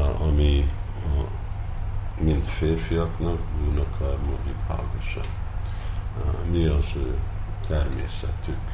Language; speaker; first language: Hungarian; early bilingual, heritage; Hungarian